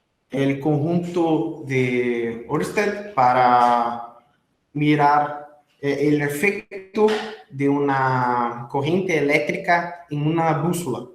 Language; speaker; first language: Spanish; non-native, fluent; Portuguese